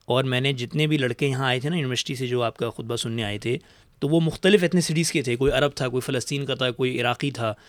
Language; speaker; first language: Urdu; native; Urdu